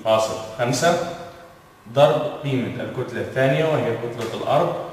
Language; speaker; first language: Arabic; native; Arabic